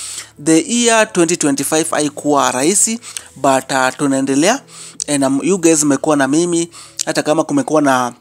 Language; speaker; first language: Swahili; non-native, local second language; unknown